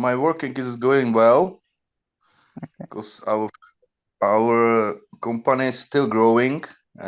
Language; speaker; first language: English; non-native, learner; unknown